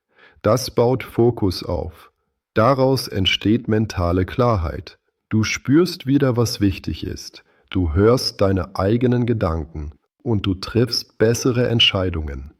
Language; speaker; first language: German; native; German